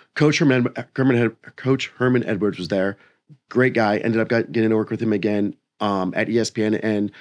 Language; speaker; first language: English; native; English